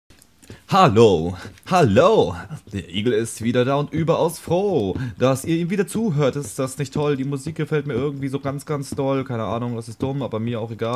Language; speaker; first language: German; native; German